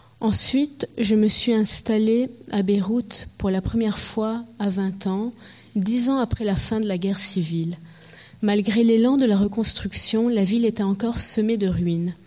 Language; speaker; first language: French; early bilingual, heritage; French